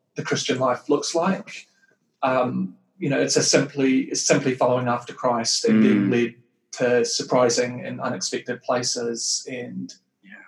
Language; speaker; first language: English; native; English